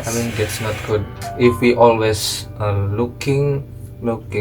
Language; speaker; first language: English; non-native, learner; Indonesian